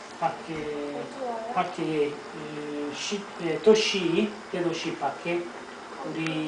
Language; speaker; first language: Korean; non-native, learner; Italian